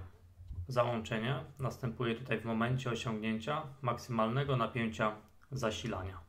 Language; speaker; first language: Polish; native; Polish